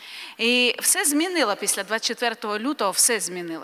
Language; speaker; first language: Polish; non-native, learner; Ukrainian